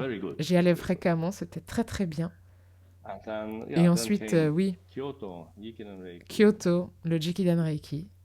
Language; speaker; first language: French; non-native, fluent; German